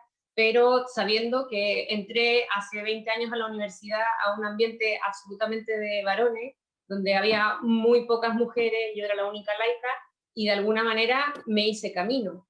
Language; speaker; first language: Spanish; native; Spanish